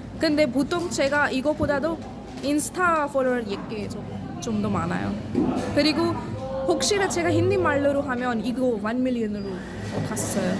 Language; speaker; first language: Korean; non-native, learner; Hindi